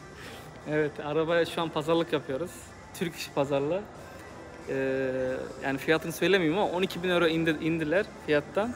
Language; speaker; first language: Turkish; native; Turkish